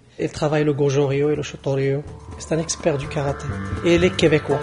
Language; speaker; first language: French; non-native, local second language; Arabic